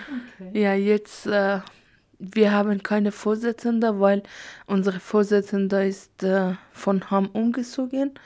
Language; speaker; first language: German; non-native, learner; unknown